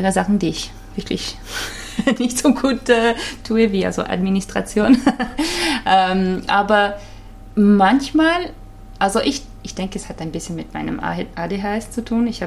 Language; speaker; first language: German; non-native, fluent; Japanese